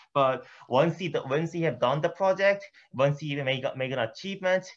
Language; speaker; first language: English; non-native, fluent; Korean